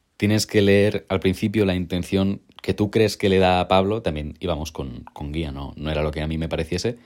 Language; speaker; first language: Spanish; native; Spanish